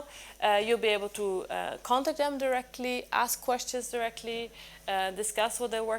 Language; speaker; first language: English; non-native, fluent; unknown